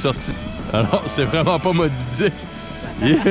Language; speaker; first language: French; native; French